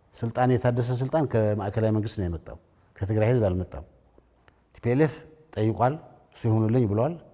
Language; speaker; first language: Amharic; non-native, local second language; Tigrinya